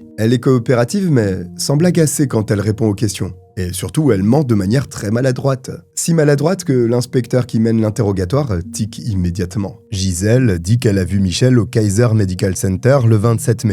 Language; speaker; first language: French; native; French